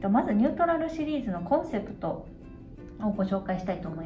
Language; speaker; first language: Japanese; native; Japanese